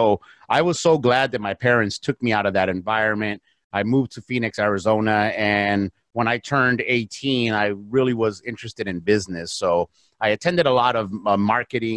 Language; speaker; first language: English; early bilingual, other home language; Spanish